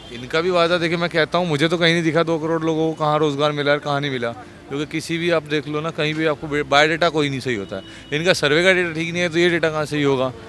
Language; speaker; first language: Hindi; native; Hindi